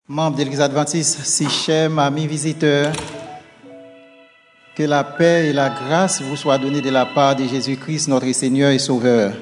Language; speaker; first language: French; non-native, local second language; Haitian Creole